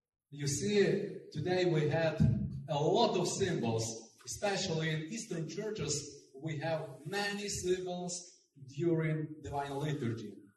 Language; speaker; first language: English; non-native, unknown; Ukrainian